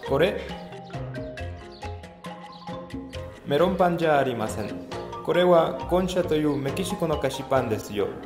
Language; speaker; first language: Japanese; non-native, learner; Spanish